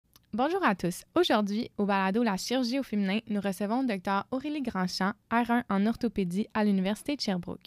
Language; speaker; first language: French; native; French